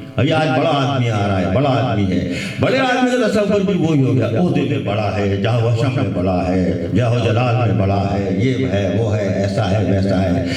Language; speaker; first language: Urdu; native; Urdu